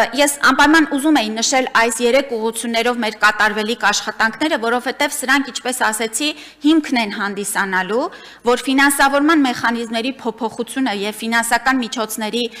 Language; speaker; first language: Armenian; native; Armenian